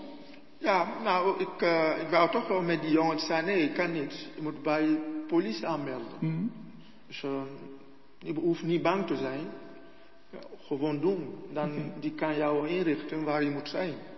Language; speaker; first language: Dutch; non-native, learner; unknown